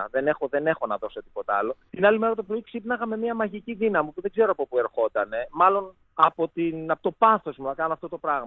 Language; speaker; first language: Greek; native; Greek